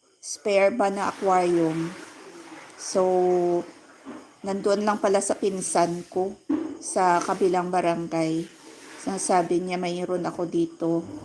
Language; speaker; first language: Filipino; non-native, local second language; Hiligaynon